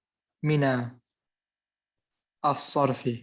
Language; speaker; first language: Arabic; non-native, fluent; English